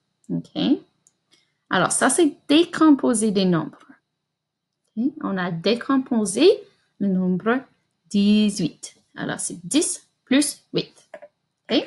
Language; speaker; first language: French; non-native, fluent; English